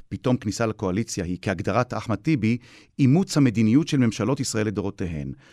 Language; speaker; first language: Hebrew; native; Hebrew